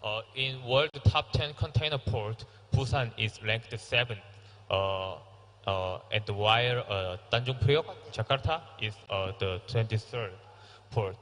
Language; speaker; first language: English; non-native, learner; Korean